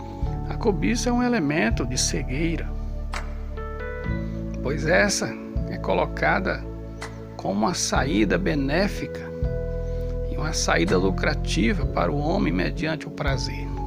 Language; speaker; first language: Portuguese; native; Portuguese